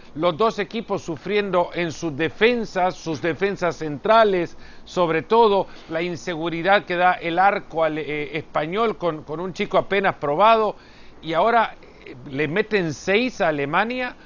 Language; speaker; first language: Spanish; native; Spanish